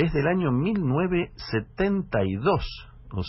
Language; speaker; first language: Spanish; native; Spanish